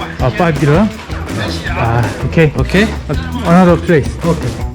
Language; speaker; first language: English; non-native, learner; Korean